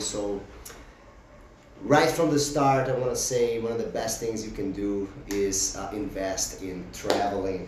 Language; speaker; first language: English; non-native, fluent; Portuguese